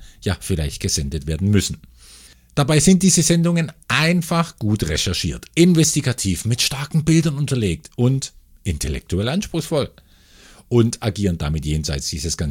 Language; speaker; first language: German; native; German